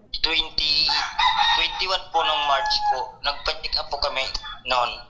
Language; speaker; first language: Filipino; non-native, local second language; Bikol